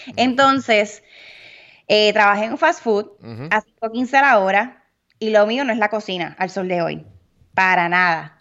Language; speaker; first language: Spanish; early bilingual, heritage; Spanish